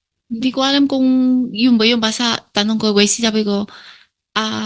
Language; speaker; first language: Filipino; early bilingual, other home language; Chinese